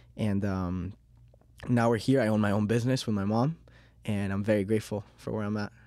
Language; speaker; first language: English; early bilingual, other home language; Spanish